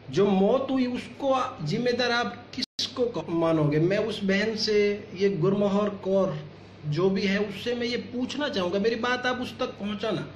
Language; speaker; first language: Hindi; non-native, local second language; Gujarati